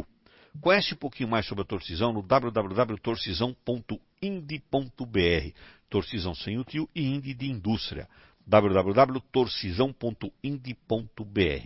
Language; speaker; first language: Portuguese; native; Portuguese